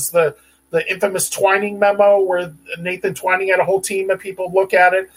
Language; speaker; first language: English; native; English